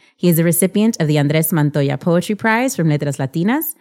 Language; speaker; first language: English; early bilingual, other home language; Spanish